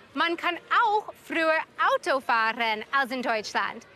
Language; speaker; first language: German; non-native, fluent; English